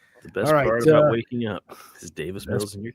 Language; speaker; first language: English; native; English